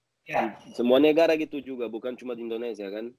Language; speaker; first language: Indonesian; non-native, learner; Portuguese